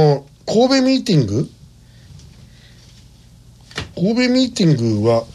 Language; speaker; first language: Japanese; native; Japanese